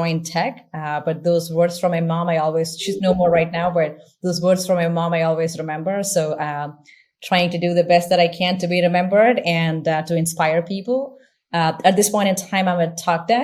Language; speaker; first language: English; non-native, local second language; Tamil